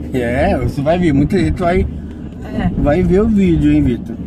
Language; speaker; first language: Portuguese; native; Portuguese